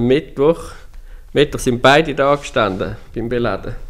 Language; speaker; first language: German; native; German